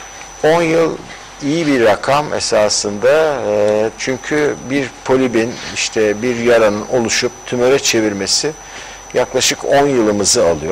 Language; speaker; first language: Turkish; native; Turkish